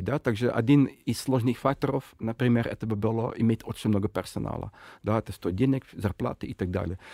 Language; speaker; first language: Russian; non-native, fluent; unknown